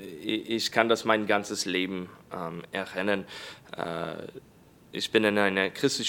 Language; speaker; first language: German; non-native, learner; English